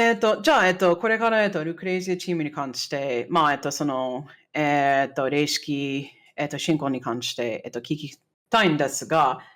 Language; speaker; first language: Japanese; non-native, fluent; English